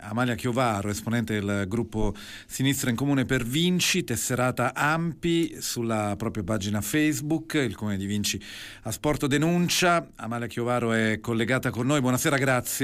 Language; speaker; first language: Italian; native; Italian